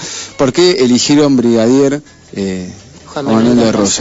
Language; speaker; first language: Spanish; native; Spanish